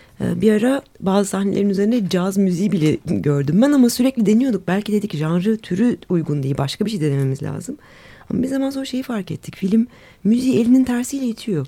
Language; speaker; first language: Turkish; native; Turkish